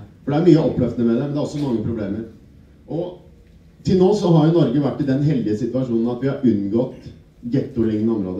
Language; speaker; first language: Norwegian; native; Norwegian